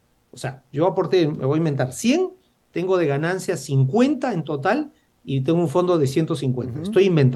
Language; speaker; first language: Spanish; native; Spanish